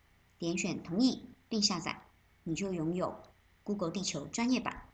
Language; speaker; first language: Chinese; native; Chinese